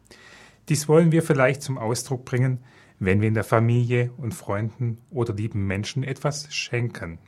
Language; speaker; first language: German; native; German